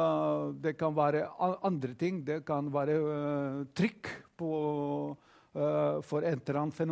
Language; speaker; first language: Norwegian; non-native, fluent; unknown